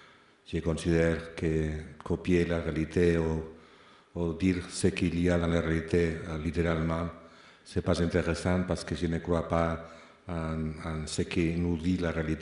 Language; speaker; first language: French; non-native, fluent; Spanish